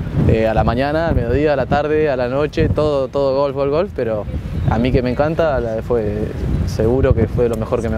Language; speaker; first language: Spanish; native; Spanish